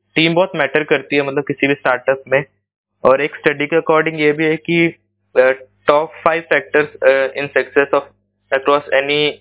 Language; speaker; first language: Hindi; native; Hindi